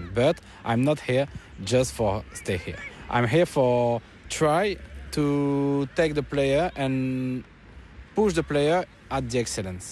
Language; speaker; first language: English; non-native, learner; French